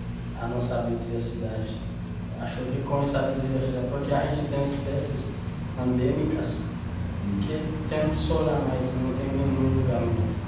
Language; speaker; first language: Portuguese; non-native, fluent; Haitian Creole